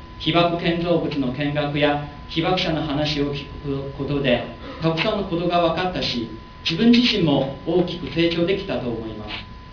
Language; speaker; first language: Japanese; non-native, learner; Chinese